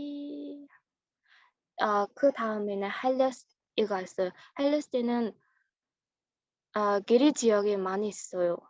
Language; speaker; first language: Korean; non-native, learner; Mongolian